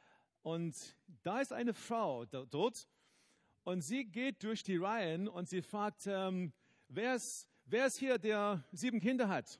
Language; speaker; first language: German; non-native, fluent; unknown